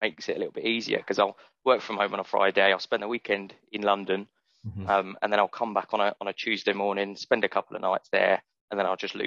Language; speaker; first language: English; native; English